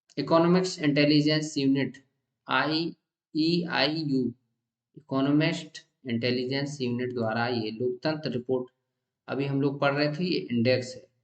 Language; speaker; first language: Hindi; native; Hindi